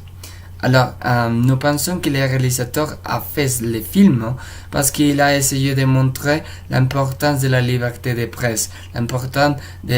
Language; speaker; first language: French; non-native, fluent; Spanish